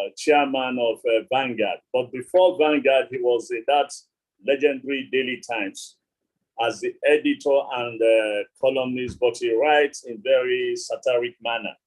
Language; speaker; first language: English; non-native, local second language; Yoruba